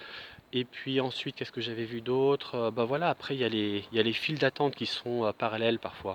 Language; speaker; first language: French; native; French